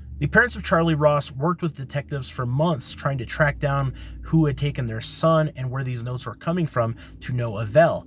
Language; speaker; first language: English; native; English